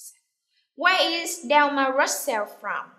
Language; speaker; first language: English; non-native, fluent; Vietnamese